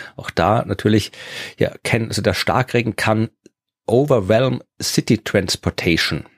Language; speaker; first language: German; native; German